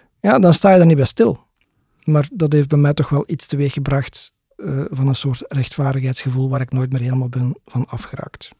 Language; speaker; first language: Dutch; native; Dutch